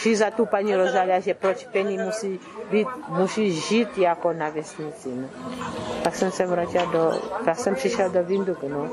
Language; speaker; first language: Czech; early bilingual, other home language; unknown